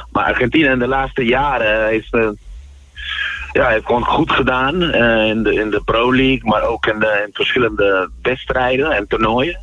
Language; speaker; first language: Dutch; non-native, fluent; Spanish